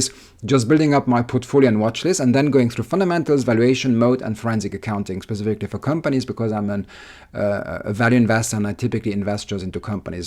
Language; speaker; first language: English; non-native, fluent; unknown